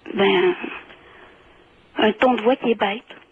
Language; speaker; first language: French; native; French